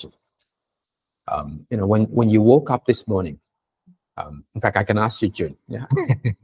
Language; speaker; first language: English; early bilingual, other home language; Vietnamese